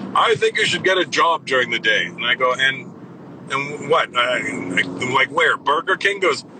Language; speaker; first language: English; native; English